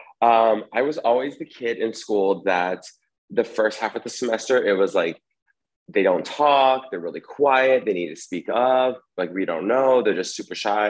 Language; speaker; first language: English; native; English